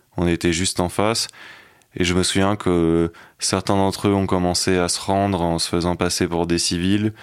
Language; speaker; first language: French; native; French